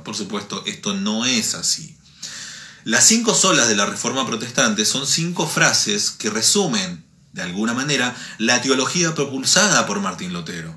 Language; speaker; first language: Spanish; native; Spanish